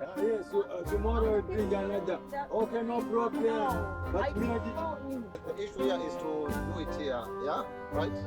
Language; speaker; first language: English; non-native, learner; Korean